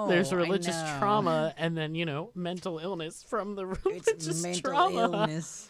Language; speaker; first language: English; native; English